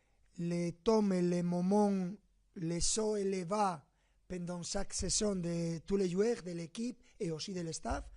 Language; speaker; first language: French; non-native, fluent; Spanish